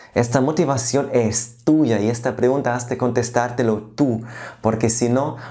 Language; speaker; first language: Spanish; non-native, fluent; German